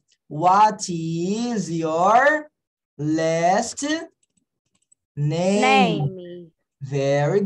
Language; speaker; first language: English; non-native, learner; Portuguese